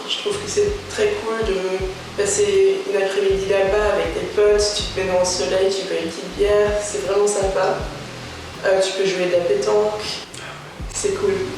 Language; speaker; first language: French; non-native, local second language; Luxembourgish